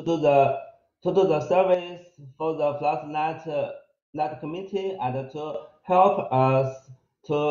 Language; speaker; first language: English; non-native, fluent; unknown